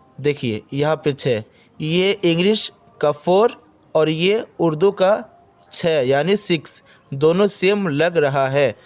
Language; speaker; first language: Hindi; native; Hindi